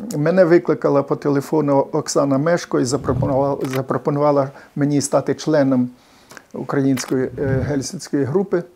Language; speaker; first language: Ukrainian; native; Ukrainian